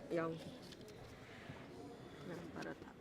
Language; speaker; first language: Icelandic; non-native, learner; English